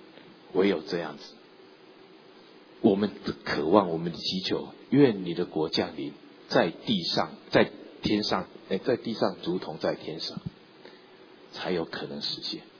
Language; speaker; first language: Chinese; native; Chinese